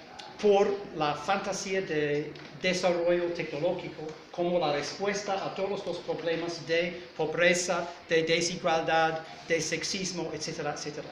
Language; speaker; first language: Spanish; non-native, fluent; English